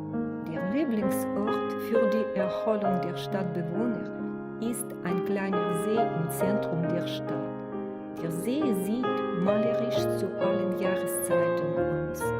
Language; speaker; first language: German; non-native, learner; Russian